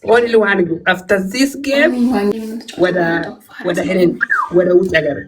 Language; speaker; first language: English; non-native, learner; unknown